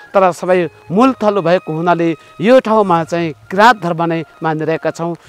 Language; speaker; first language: Nepali; non-native, local second language; Limbu